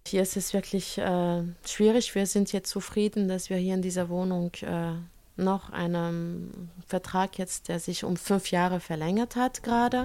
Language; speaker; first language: German; non-native, fluent; French